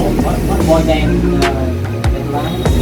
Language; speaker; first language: English; non-native, learner; Vietnamese